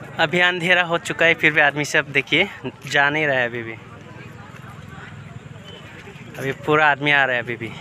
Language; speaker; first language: Hindi; non-native, local second language; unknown